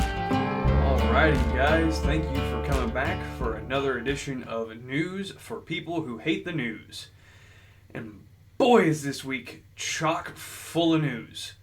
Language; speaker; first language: English; native; English